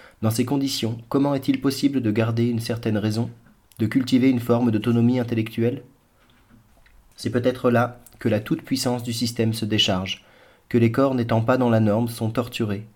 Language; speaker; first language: French; native; French